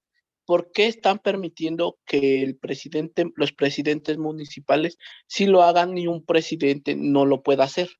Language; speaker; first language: Spanish; native; Spanish